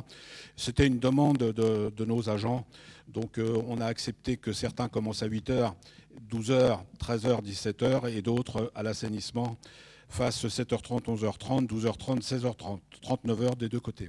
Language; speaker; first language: French; native; French